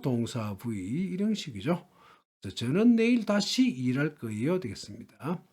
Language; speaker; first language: Korean; native; Korean